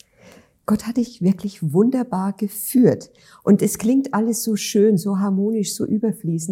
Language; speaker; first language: German; native; German